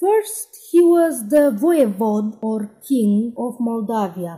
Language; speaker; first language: English; non-native, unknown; Romanian